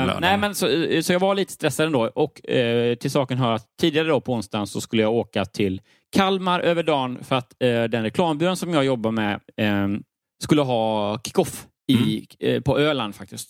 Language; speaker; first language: Swedish; native; Swedish